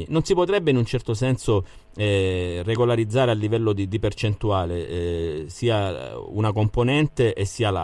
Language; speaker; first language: Italian; native; Italian